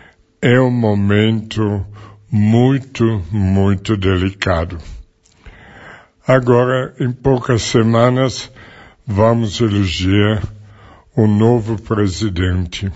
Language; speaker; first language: Portuguese; non-native, fluent; German